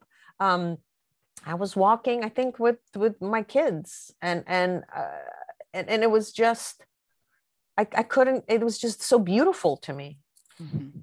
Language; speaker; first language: English; native; English